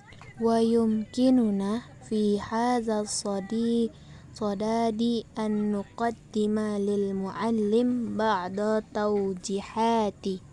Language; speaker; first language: Arabic; non-native, learner; Indonesian